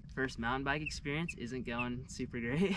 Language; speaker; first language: English; native; English